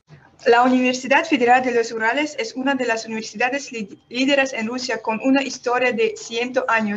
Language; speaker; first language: Spanish; non-native, learner; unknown